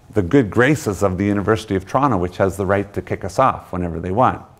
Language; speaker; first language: English; native; English